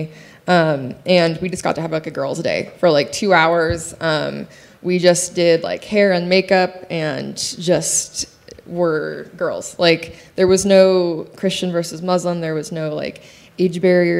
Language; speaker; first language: English; native; English